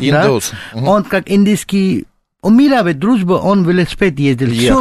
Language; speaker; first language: Russian; non-native, learner; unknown